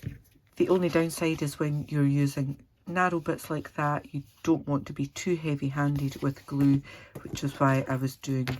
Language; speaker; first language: English; native; English